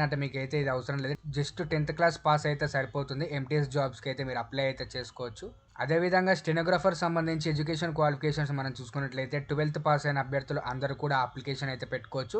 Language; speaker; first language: Telugu; native; Telugu